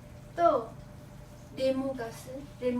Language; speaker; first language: Japanese; non-native, fluent; Vietnamese